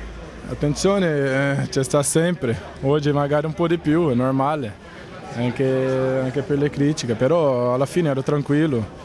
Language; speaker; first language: Italian; non-native, fluent; Portuguese